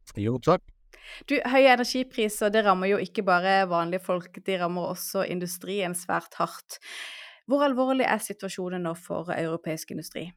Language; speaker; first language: Norwegian; native; Norwegian